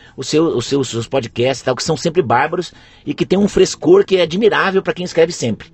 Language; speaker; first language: Portuguese; native; Portuguese